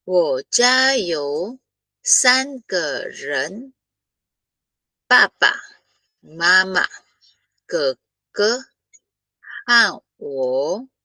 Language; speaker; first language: Chinese; non-native, fluent; Filipino